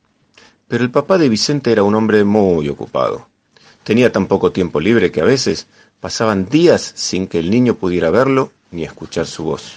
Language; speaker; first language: Spanish; native; Spanish